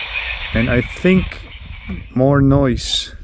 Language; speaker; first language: English; non-native, fluent; Slovak